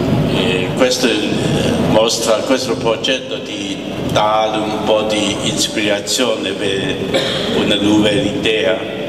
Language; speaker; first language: Italian; non-native, learner; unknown